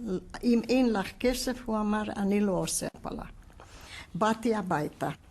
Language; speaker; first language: Hebrew; non-native, fluent; Hungarian